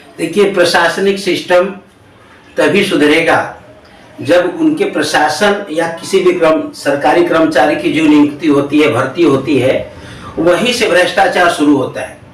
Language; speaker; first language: Hindi; native; Hindi